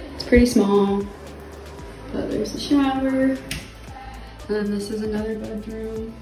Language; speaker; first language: English; native; English